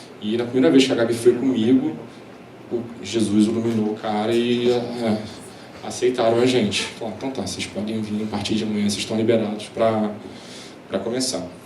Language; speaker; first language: Portuguese; native; Portuguese